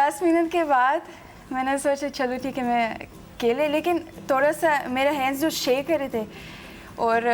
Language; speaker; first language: Hindi; non-native, fluent; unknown